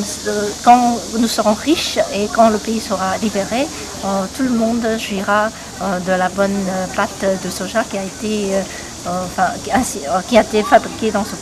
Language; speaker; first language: French; non-native, fluent; Korean